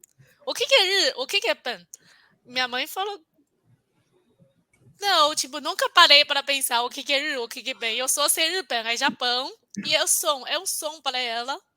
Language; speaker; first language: Portuguese; non-native, fluent; Chinese